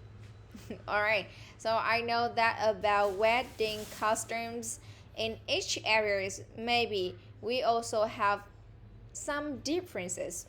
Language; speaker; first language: English; non-native, fluent; Vietnamese